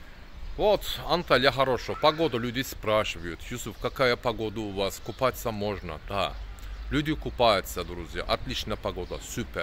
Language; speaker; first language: Russian; non-native, learner; Turkish